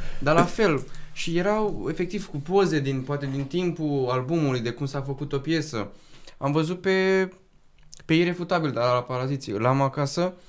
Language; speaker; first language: Romanian; native; Romanian